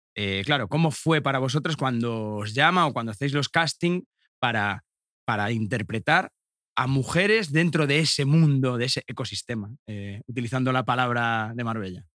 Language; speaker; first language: Spanish; native; Spanish